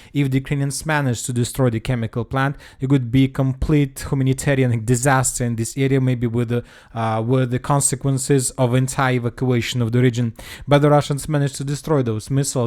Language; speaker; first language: English; non-native, fluent; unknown